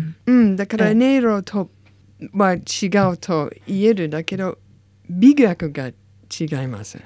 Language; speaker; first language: Japanese; non-native, learner; English